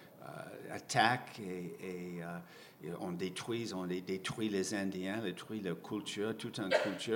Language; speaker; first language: French; non-native, fluent; English